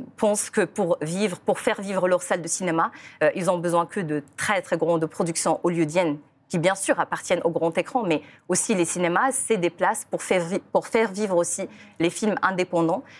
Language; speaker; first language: French; non-native, local second language; Arabic